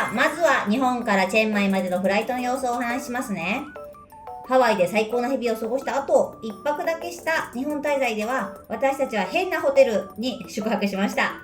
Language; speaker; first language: Japanese; native; Japanese